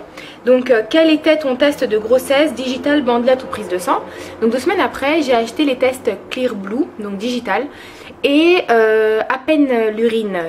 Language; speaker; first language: French; early bilingual, other home language; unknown